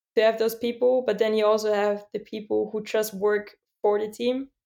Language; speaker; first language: English; non-native, fluent; German